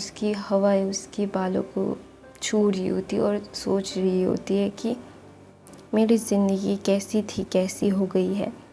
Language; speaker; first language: Hindi; non-native, local second language; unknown